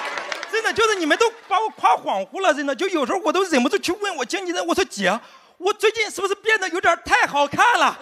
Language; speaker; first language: Chinese; native; Chinese